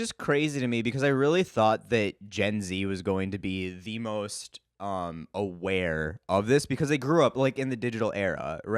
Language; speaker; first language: English; native; English